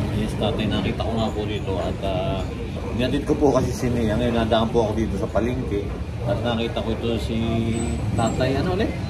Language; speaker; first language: Filipino; native; Filipino